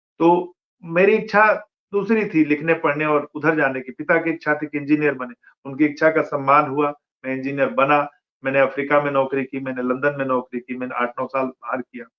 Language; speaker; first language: Hindi; non-native, local second language; Bhojpuri